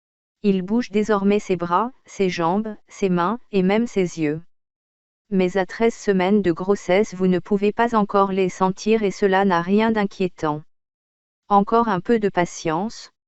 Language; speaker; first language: French; native; French